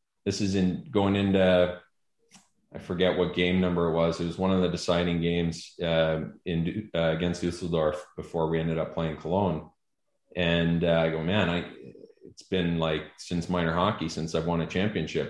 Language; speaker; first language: English; native; English